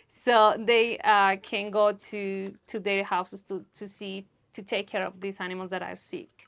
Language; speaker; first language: English; non-native, fluent; Spanish